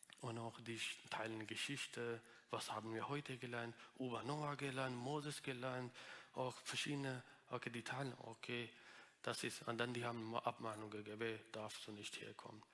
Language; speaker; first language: German; non-native, learner; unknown